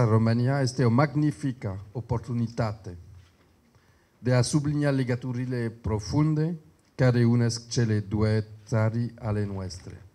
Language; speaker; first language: Romanian; non-native, learner; French